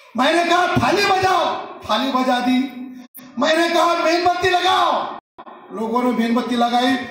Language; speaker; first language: Hindi; non-native, local second language; Marathi